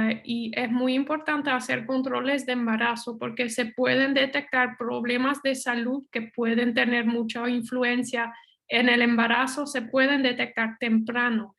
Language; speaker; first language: Spanish; non-native, fluent; Dutch